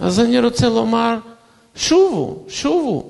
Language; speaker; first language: Hebrew; non-native, fluent; Russian